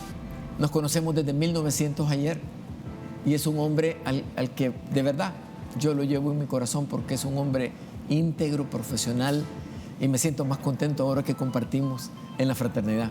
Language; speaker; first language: Spanish; native; Spanish